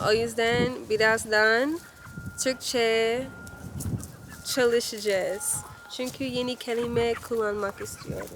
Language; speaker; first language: Turkish; non-native, learner; English